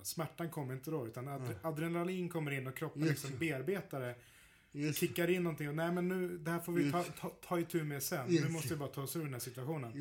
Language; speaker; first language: Swedish; native; Swedish